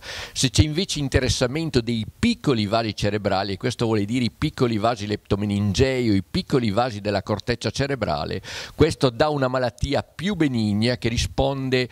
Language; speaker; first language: Italian; native; Italian